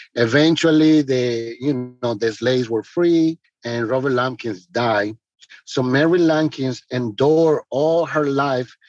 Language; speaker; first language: English; non-native, fluent; Spanish